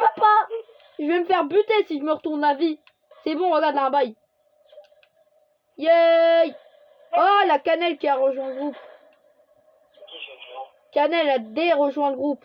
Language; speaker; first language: French; native; French